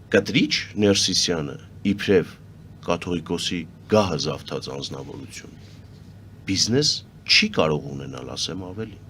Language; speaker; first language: Armenian; native; Armenian